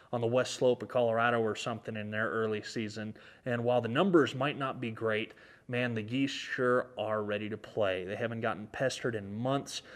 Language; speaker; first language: English; native; English